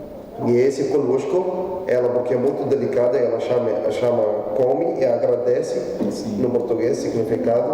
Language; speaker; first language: Portuguese; non-native, learner; Arabic